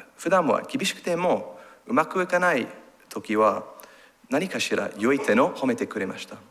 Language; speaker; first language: Japanese; non-native, learner; English